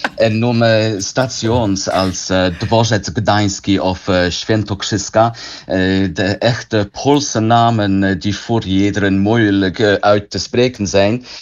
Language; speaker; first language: Dutch; non-native, learner; English